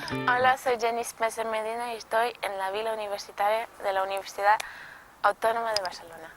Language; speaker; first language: Spanish; non-native, local second language; Portuguese